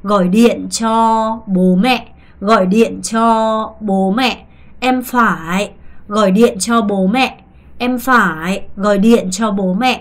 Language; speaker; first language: Vietnamese; non-native, fluent; Korean